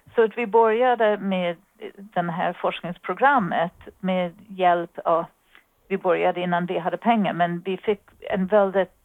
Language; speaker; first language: Swedish; non-native, fluent; English